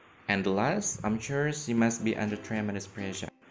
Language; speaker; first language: English; non-native, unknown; Indonesian